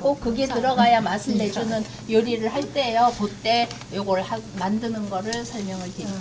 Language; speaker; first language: Korean; native; Korean